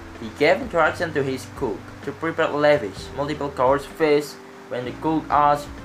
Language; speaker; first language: English; non-native, learner; Indonesian